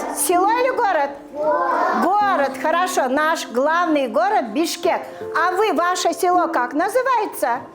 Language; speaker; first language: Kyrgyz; non-native, local second language; Russian